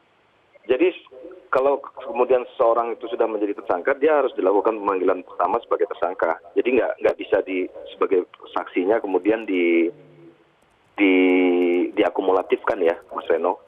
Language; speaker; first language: Indonesian; native; Indonesian